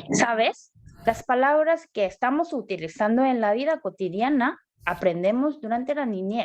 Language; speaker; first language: Spanish; non-native, learner; Korean